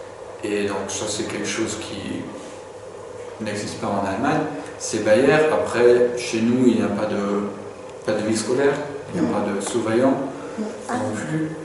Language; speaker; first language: French; non-native, fluent; German